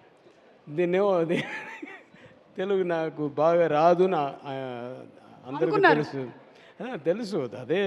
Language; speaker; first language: Telugu; non-native, learner; Tamil